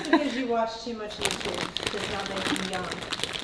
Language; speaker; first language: English; native; English